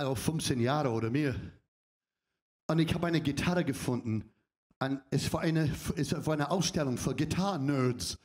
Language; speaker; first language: German; non-native, fluent; English